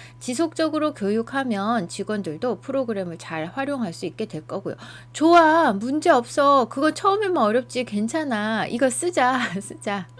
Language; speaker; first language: Korean; native; Korean